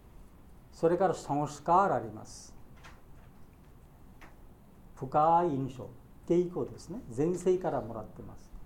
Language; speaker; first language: Japanese; non-native, learner; Bangla